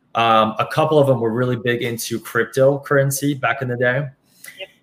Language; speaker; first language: English; early bilingual, other home language; Spanish